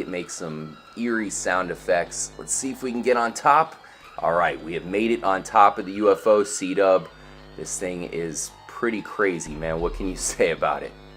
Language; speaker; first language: English; native; English